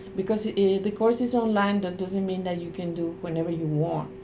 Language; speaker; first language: English; non-native, fluent; Spanish